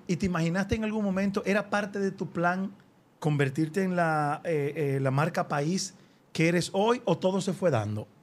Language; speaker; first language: Spanish; native; Spanish